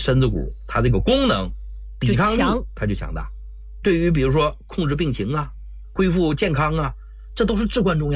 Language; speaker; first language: Chinese; native; Chinese